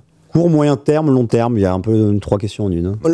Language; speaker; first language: French; native; French